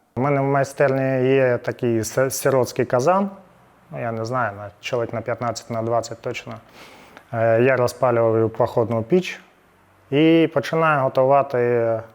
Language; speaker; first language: Ukrainian; native; Ukrainian